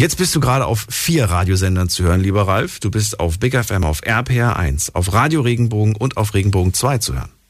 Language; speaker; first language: German; native; German